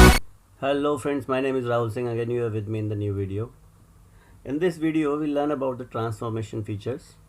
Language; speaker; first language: English; non-native, local second language; Hindi